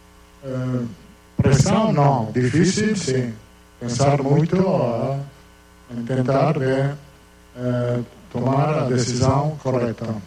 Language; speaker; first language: Spanish; non-native, fluent; Italian